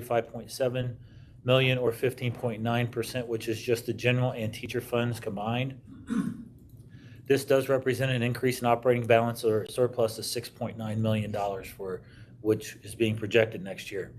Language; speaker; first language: English; native; English